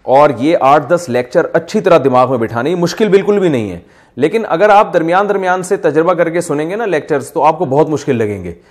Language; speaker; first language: Urdu; native; Urdu